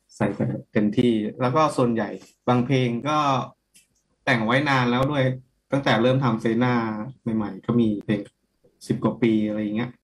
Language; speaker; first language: Thai; native; Thai